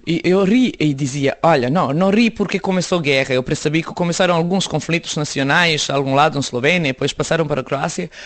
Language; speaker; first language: Portuguese; non-native, fluent; Serbian